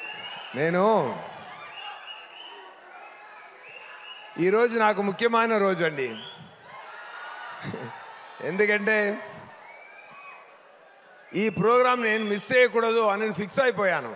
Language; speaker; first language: Telugu; non-native, local second language; Tamil